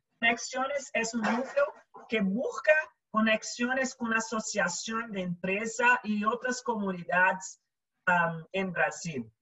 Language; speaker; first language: Spanish; non-native, local second language; Portuguese